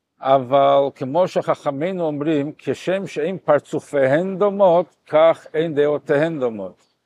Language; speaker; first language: Hebrew; non-native, fluent; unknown